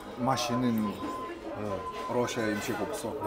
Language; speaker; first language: Korean; non-native, learner; Russian